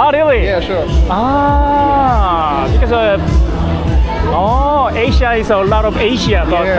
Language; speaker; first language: English; non-native, learner; Korean